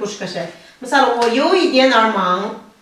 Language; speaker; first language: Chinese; non-native, fluent; Kazakh